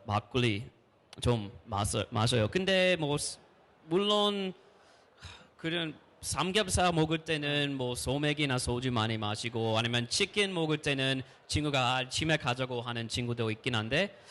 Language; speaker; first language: Korean; non-native, fluent; English